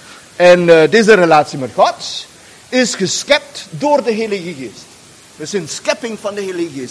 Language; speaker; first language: Dutch; non-native, fluent; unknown